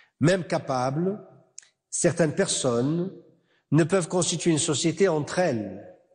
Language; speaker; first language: French; non-native, local second language; Arabic